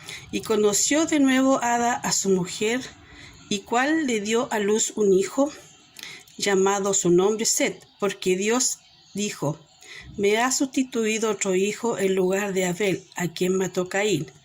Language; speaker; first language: Spanish; native; Spanish